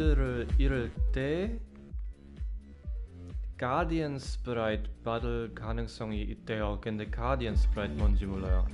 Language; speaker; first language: Korean; non-native, fluent; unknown